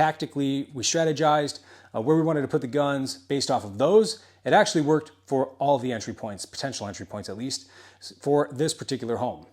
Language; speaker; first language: English; native; English